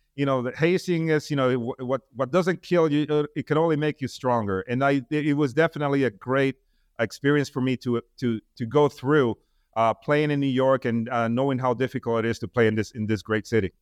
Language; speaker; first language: English; non-native, fluent; Spanish